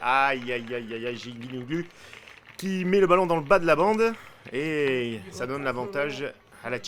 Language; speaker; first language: French; native; French